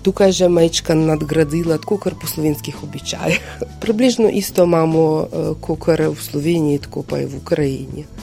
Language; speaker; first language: Slovenian; non-native, fluent; Ukrainian